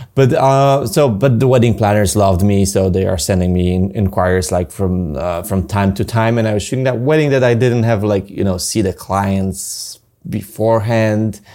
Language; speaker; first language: English; non-native, fluent; Polish